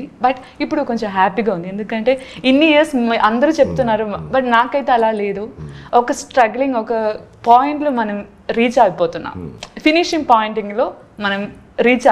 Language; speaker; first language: Telugu; non-native, learner; Malayalam